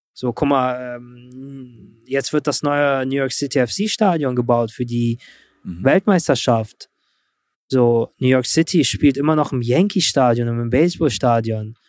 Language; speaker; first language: German; early bilingual, other home language; Russian